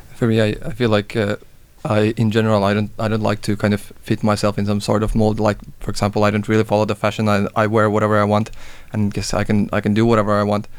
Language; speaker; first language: English; non-native, fluent; Finnish